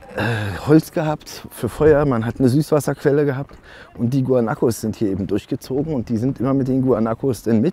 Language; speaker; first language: German; native; German